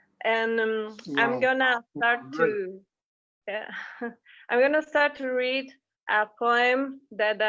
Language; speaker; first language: English; non-native, fluent; Spanish